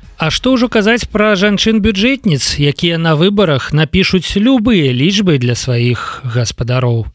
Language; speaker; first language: Belarusian; native; Belarusian